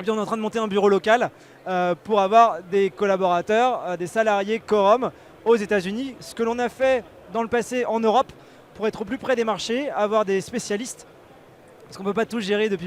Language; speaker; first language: French; native; French